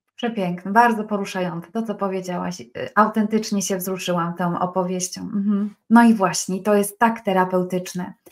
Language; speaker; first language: Polish; native; Polish